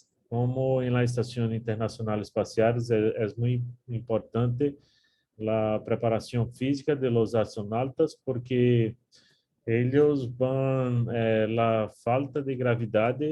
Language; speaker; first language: Spanish; non-native, learner; Portuguese